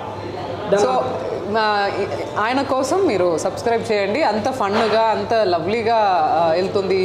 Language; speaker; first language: Telugu; non-native, learner; Tamil